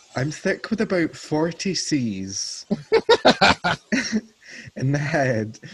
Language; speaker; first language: English; native; English